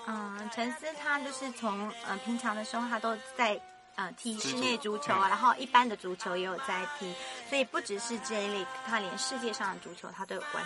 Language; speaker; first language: Chinese; native; Chinese